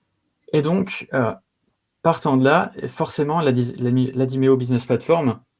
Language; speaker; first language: French; native; French